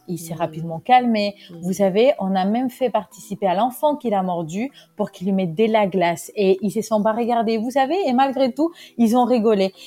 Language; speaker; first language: French; non-native, fluent; Spanish